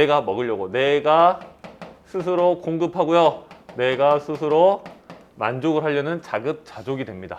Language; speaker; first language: Korean; native; Korean